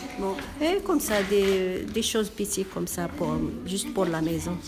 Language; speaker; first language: French; non-native, learner; Arabic